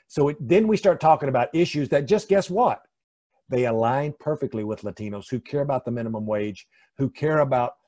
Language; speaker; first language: English; native; English